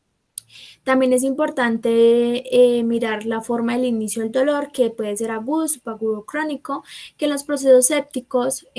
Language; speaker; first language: Spanish; native; Spanish